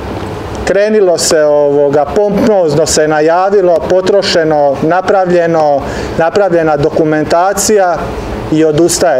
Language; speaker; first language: Serbian; native; Serbian